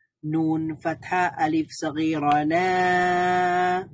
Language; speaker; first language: Arabic; non-native, learner; Bangla